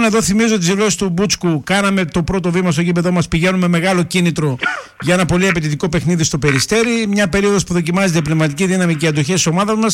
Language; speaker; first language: Greek; native; Greek